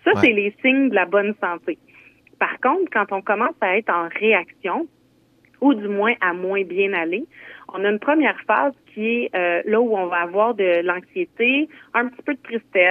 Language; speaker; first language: French; native; French